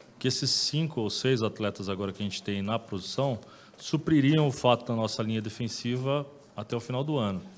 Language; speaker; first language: Portuguese; native; Portuguese